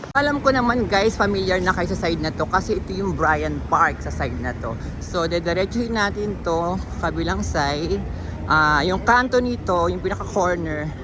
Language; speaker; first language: Filipino; native; Filipino